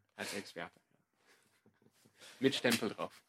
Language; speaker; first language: German; non-native, fluent; English